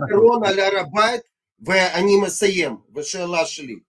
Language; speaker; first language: Hebrew; non-native, fluent; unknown